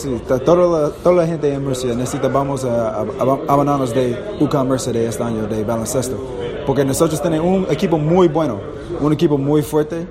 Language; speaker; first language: Spanish; non-native, learner; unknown